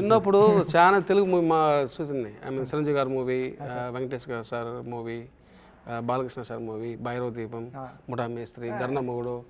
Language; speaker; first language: Telugu; non-native, learner; Tamil